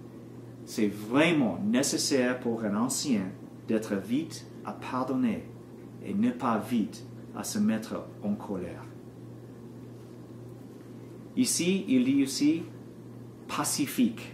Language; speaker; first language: French; non-native, learner; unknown